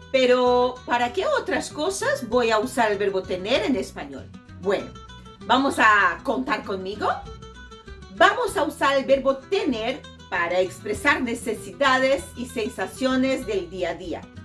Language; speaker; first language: Spanish; non-native, fluent; Portuguese